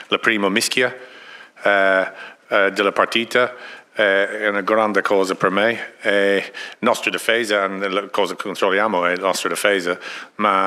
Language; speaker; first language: Italian; non-native, learner; English